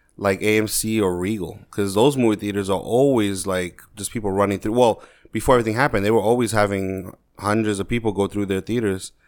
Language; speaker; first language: English; native; English